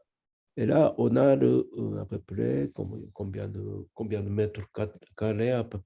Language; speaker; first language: French; non-native, learner; Japanese